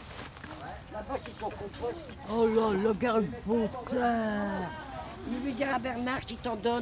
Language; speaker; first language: French; native; French